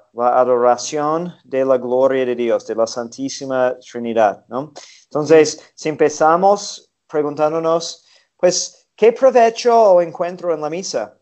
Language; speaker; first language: Spanish; non-native, fluent; English